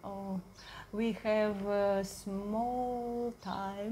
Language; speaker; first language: English; non-native, learner; Russian